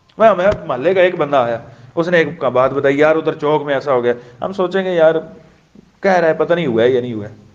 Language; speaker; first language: Urdu; non-native, local second language; Pashto